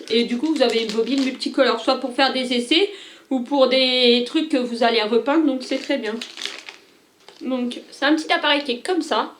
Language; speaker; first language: French; native; French